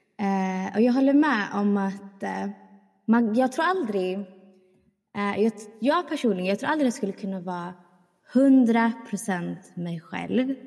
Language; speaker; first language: Swedish; early bilingual, other home language; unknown